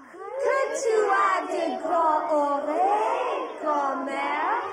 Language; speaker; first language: French; non-native, fluent; English